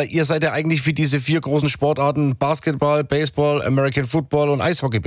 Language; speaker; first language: German; native; German